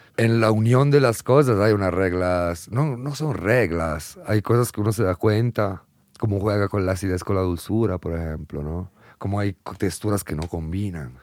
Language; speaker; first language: Spanish; non-native, fluent; Italian